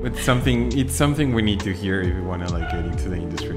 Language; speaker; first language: English; non-native, fluent; Spanish